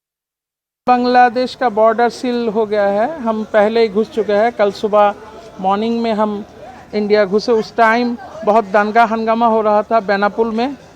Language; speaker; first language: Hindi; non-native, learner; Bangla